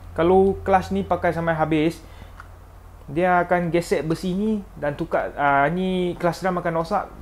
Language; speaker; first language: Malay; non-native, local second language; Chinese